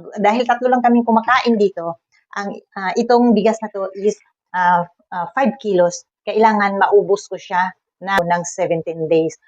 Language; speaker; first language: Filipino; native; Filipino